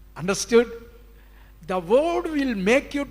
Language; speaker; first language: English; non-native, local second language; Telugu